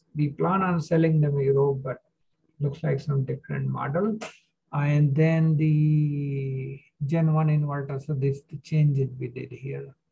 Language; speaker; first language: English; non-native, local second language; Hindi